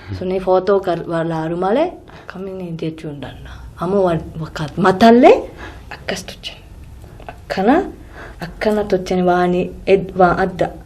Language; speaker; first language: Oromo; non-native, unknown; Japanese